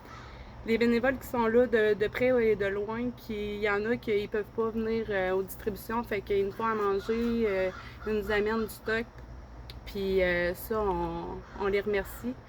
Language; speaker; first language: French; native; French